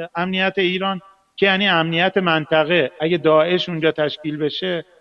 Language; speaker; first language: Persian; native; Persian